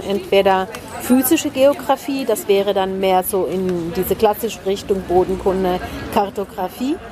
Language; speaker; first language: German; early bilingual, heritage; German